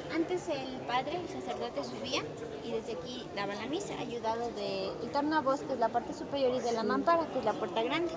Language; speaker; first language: Spanish; native; Spanish